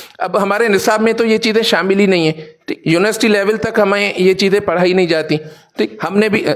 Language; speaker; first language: Urdu; non-native, local second language; Sindhi